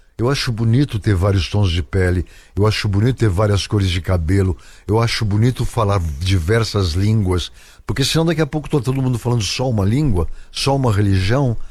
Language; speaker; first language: Portuguese; native; Portuguese